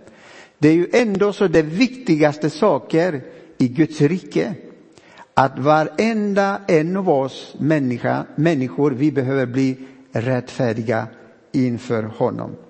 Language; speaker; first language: Swedish; non-native, fluent; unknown